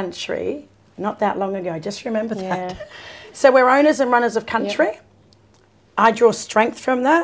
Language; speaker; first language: English; native; English